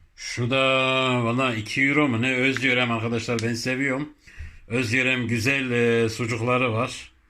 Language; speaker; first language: Turkish; early bilingual, heritage; Turkish